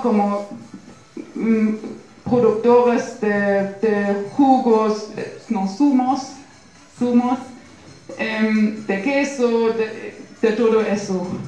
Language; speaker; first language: Spanish; non-native, fluent; German